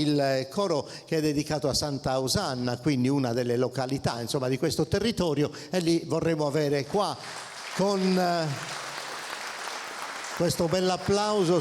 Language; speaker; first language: Italian; native; Italian